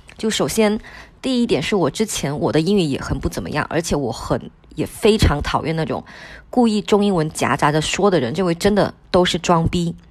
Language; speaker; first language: Chinese; non-native, local second language; Min Nan Chinese